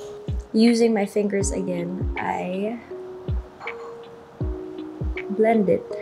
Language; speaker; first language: English; non-native, local second language; Filipino